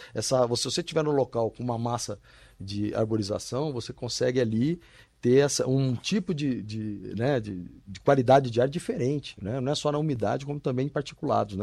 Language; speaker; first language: Portuguese; native; Portuguese